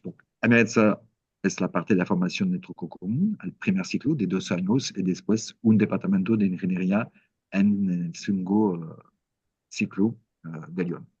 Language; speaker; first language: Spanish; non-native, learner; French